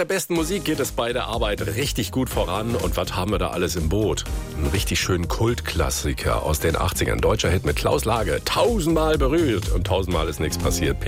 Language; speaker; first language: German; native; German